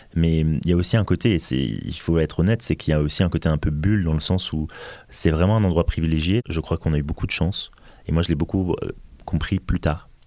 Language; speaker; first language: French; native; French